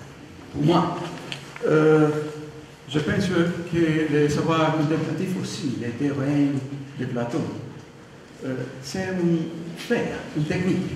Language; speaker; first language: French; non-native, learner; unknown